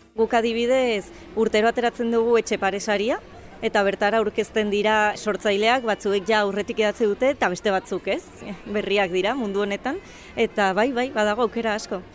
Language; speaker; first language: Basque; native; Basque